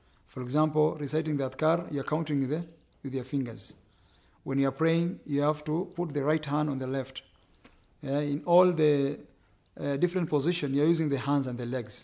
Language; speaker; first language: English; non-native, local second language; Swahili